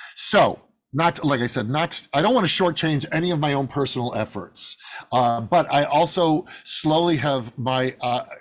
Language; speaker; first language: English; native; English